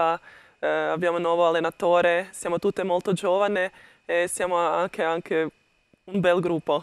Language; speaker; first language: Italian; non-native, learner; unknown